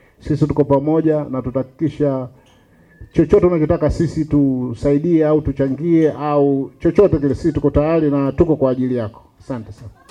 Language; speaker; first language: Swahili; native; Swahili